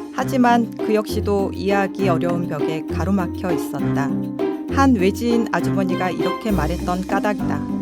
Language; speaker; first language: Korean; native; Korean